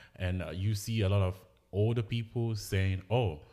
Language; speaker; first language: English; non-native, local second language; Igbo